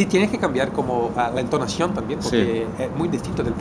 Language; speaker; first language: Spanish; non-native, fluent; Portuguese